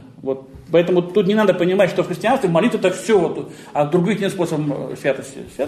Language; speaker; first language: Russian; native; Russian